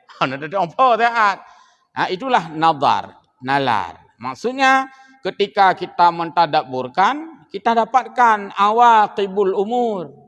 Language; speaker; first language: Malay; non-native, local second language; Achinese